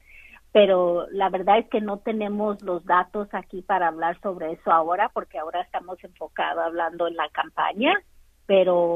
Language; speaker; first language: Spanish; early bilingual, other home language; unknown